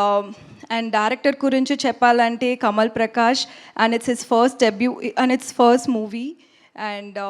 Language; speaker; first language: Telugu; non-native, learner; Tamil